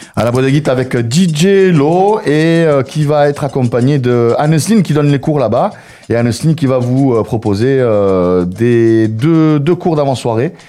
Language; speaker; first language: French; native; French